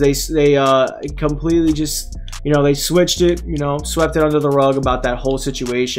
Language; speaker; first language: English; native; English